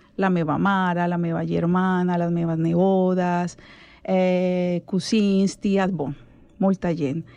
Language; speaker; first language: Catalan; non-native, learner; Spanish